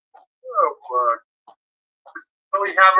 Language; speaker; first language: English; native; English